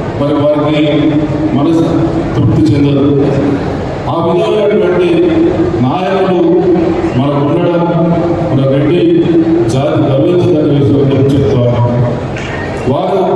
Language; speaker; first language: Telugu; native; Telugu